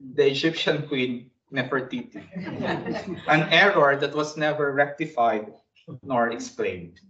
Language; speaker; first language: English; non-native, local second language; Bikol